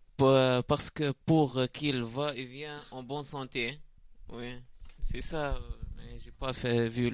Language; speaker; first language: French; non-native, learner; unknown